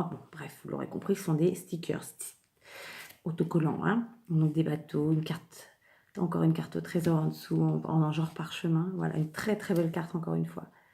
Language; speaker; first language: French; native; French